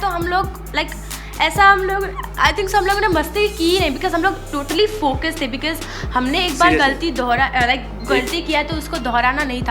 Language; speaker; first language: Hindi; non-native, local second language; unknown